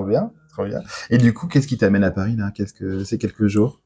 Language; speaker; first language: French; native; French